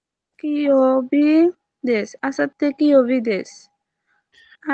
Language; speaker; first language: Japanese; non-native, learner; Bangla